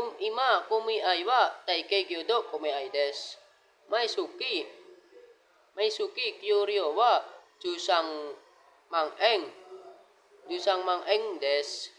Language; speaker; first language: Japanese; non-native, learner; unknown